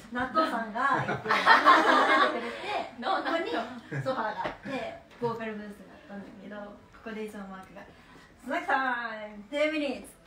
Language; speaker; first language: Japanese; native; Japanese